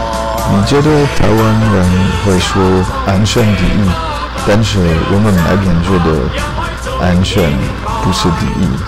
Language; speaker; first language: Chinese; non-native, learner; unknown